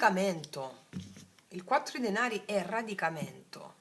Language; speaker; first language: Italian; native; Italian